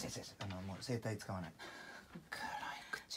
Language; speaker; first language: Japanese; native; Japanese